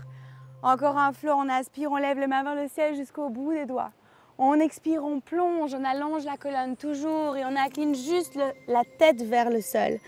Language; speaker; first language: French; native; French